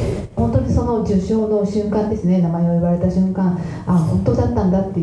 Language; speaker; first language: Japanese; native; Japanese